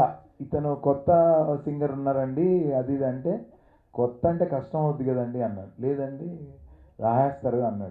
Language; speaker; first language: Telugu; native; Telugu